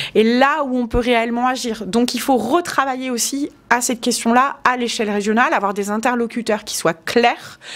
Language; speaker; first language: French; native; French